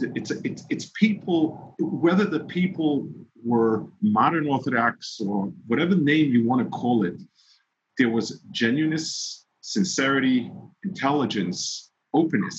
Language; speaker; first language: English; early bilingual, other home language; Yiddish